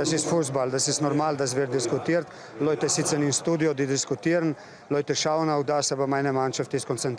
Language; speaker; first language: German; non-native, fluent; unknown